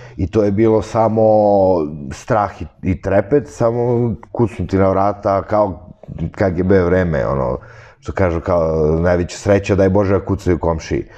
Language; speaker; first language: Serbian; early bilingual, heritage; Serbian